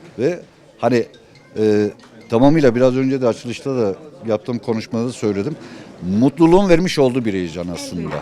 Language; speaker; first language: Turkish; native; Turkish